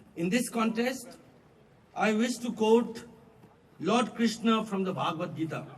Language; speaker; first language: English; non-native, local second language; Nepali